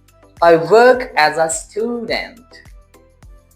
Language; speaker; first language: English; non-native, local second language; Urdu